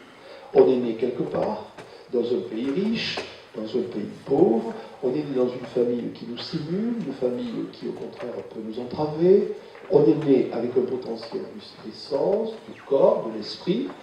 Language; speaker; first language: French; native; French